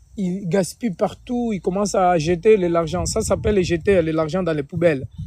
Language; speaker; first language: French; non-native, fluent; Portuguese